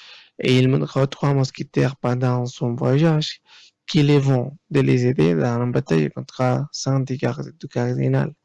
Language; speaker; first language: French; non-native, learner; Spanish